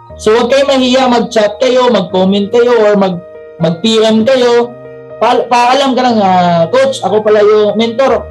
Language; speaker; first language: Filipino; non-native, local second language; Cebuano